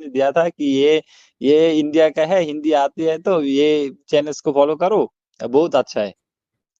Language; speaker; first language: Hindi; non-native, learner; Bangla